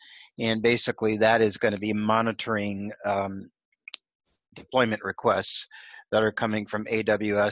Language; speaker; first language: English; native; English